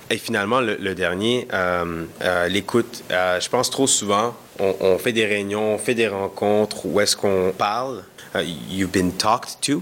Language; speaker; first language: French; early bilingual, other home language; Kinyarwanda